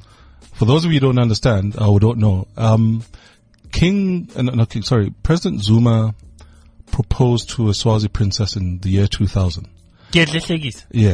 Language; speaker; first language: English; non-native, local second language; Swati